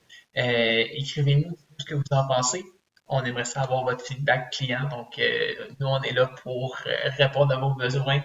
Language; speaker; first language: French; native; French